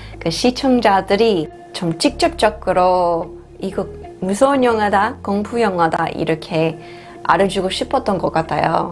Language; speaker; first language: Korean; non-native, fluent; English